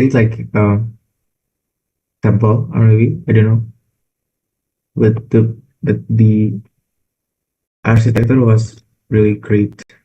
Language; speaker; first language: English; non-native, learner; Indonesian